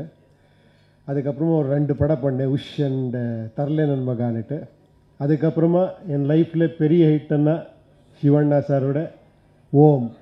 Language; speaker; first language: Tamil; non-native, local second language; Kannada